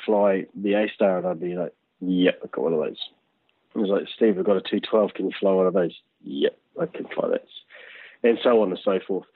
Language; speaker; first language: English; native; English